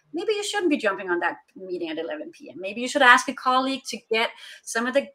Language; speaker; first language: English; non-native, fluent; Danish